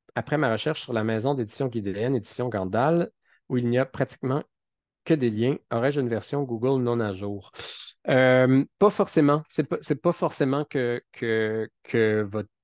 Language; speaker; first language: French; native; French